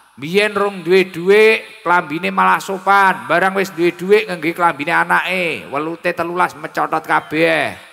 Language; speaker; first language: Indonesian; non-native, local second language; Javanese